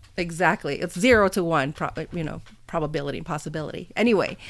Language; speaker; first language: English; non-native, local second language; Filipino